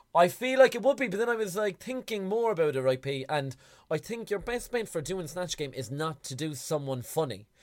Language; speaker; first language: English; native; English